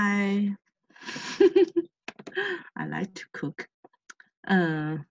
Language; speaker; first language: English; non-native, learner; Chinese